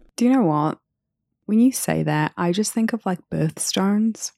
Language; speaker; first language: English; native; English